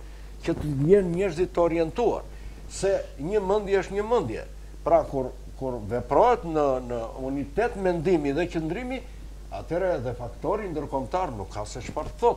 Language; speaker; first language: Albanian; native; Albanian